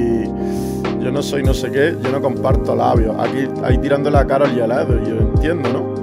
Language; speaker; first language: Spanish; native; Spanish